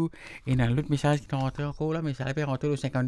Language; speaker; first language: French; non-native, local second language; Morisyen